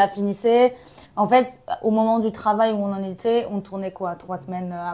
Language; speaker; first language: French; native; French